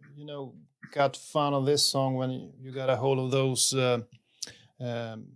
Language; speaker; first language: English; non-native, fluent; Swedish